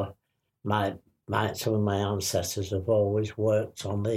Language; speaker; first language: English; native; English